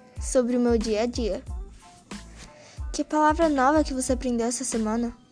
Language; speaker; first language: Portuguese; early bilingual, heritage; Portuguese